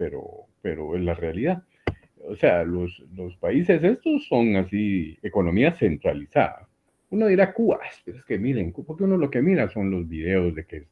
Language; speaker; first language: Spanish; native; Spanish